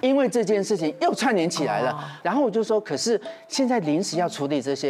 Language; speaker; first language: Chinese; native; Chinese